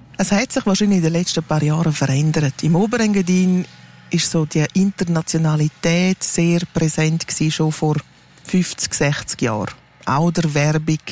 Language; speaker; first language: German; non-native, local second language; Romansh